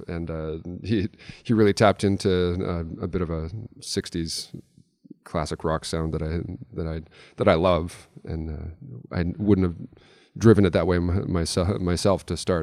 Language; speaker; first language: English; native; English